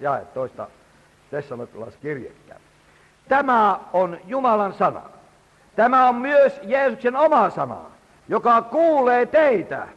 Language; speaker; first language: Finnish; native; Finnish